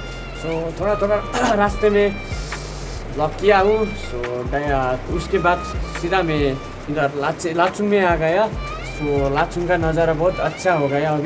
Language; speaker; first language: Hindi; non-native, local second language; Nepali